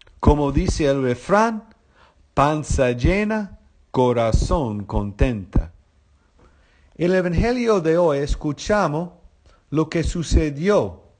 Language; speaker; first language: Spanish; non-native, fluent; English